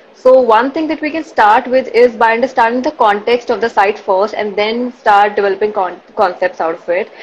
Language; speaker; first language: English; non-native, local second language; Hindi